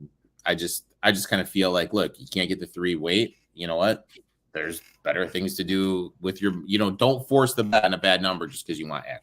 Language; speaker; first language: English; native; English